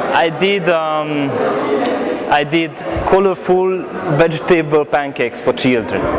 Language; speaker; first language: English; non-native, fluent; Hungarian